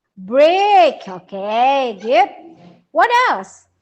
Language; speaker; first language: English; non-native, learner; Indonesian